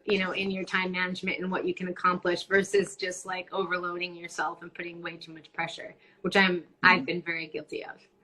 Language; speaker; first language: English; non-native, fluent; Spanish